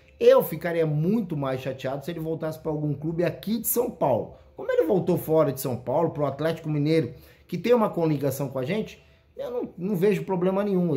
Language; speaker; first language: Portuguese; native; Portuguese